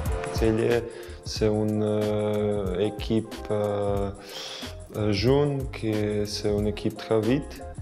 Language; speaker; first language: French; non-native, learner; Croatian